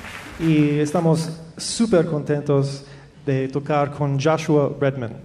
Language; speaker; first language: Spanish; non-native, fluent; English